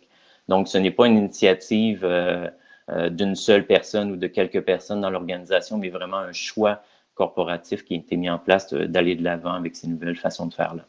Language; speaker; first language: French; native; French